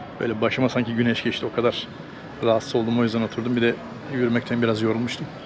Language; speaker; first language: Turkish; native; Turkish